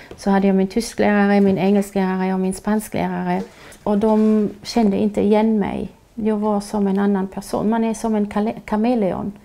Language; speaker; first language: Swedish; non-native, fluent; German